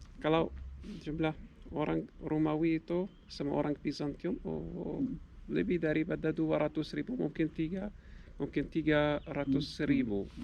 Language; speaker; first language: Indonesian; non-native, learner; Arabic